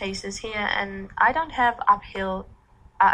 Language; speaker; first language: English; non-native, fluent; German